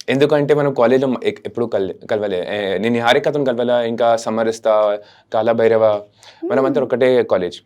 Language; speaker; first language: Telugu; non-native, local second language; Hindi